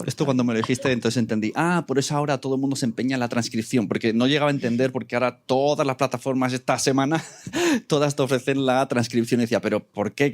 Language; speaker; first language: Spanish; native; Spanish